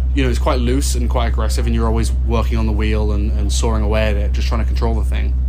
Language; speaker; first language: English; native; English